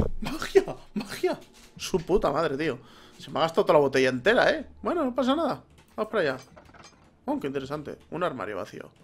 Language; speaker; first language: Spanish; native; Spanish